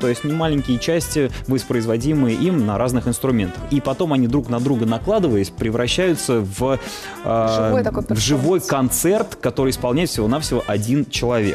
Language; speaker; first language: Russian; native; Russian